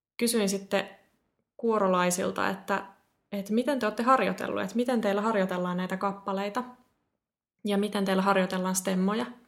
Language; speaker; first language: Finnish; native; Finnish